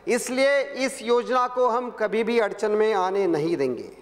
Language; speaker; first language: Hindi; non-native, local second language; Marathi